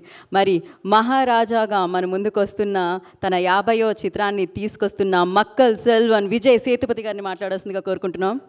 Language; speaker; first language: Telugu; native; Telugu